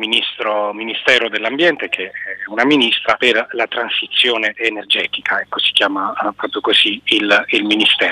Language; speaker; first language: Italian; native; Italian